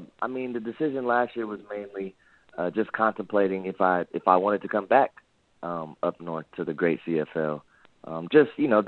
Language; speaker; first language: English; native; English